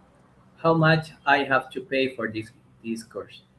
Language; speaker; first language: English; non-native, learner; Spanish